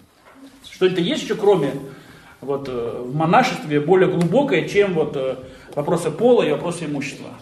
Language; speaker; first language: Russian; native; Russian